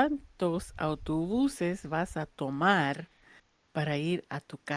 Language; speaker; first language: Spanish; early bilingual, heritage; English